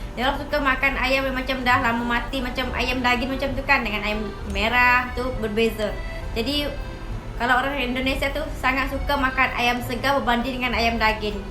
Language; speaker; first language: Malay; native; Malay